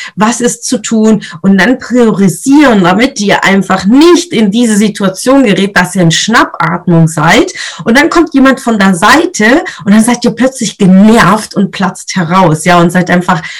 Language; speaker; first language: German; native; German